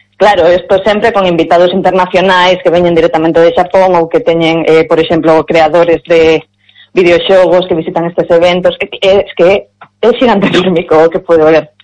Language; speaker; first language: Galician; non-native, local second language; Spanish